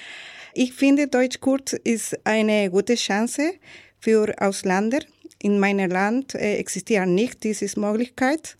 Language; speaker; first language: German; non-native, learner; Spanish